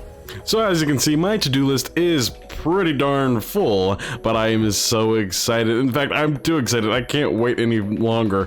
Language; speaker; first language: English; native; English